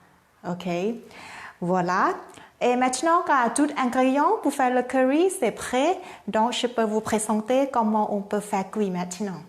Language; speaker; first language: French; non-native, learner; Thai